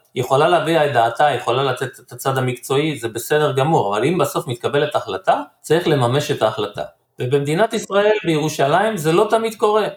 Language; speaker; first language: Hebrew; native; Hebrew